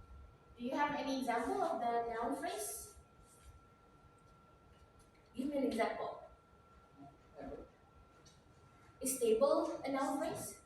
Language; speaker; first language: English; non-native, fluent; Indonesian